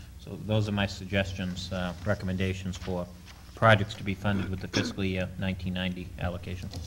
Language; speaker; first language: English; native; English